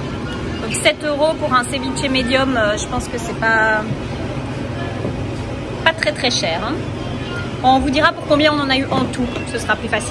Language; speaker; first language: French; native; French